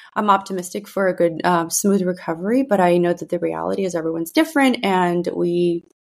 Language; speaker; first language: English; early bilingual, other home language; Russian